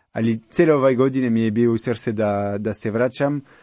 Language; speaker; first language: Croatian; non-native, learner; French